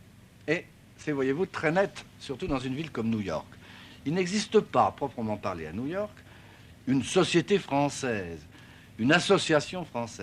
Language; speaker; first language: French; native; French